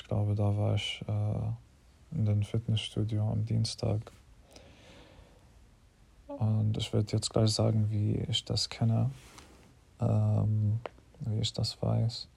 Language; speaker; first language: German; non-native, fluent; English